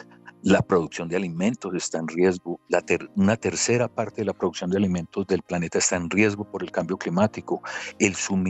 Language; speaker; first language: Spanish; native; Spanish